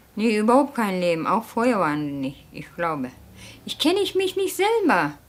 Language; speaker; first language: German; non-native, fluent; Turkish